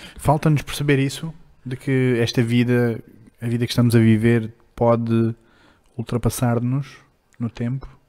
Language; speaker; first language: Portuguese; native; Portuguese